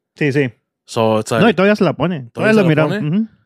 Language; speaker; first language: Spanish; early bilingual, heritage; Spanish